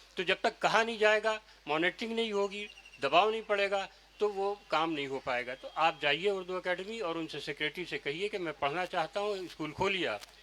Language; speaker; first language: Urdu; native; Urdu